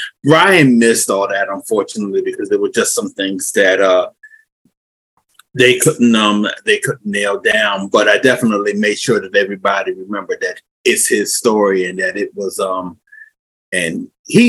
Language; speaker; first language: English; native; English